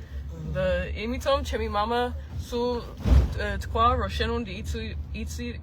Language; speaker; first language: Georgian; early bilingual, heritage; Georgian